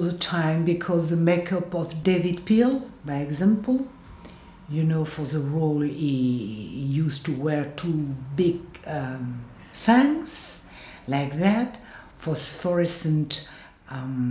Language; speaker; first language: English; non-native, learner; French